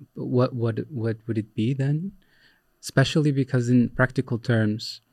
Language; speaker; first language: English; non-native, fluent; Portuguese